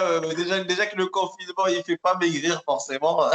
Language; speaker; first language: French; native; French